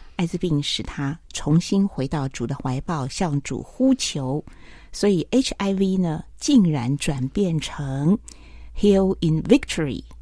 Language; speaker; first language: Chinese; native; Chinese